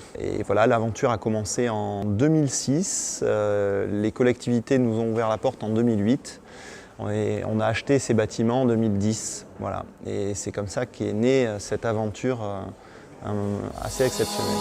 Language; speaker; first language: French; native; French